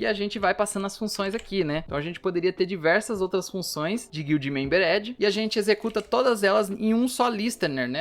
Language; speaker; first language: Portuguese; native; Portuguese